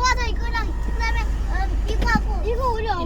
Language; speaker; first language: Korean; early bilingual, other home language; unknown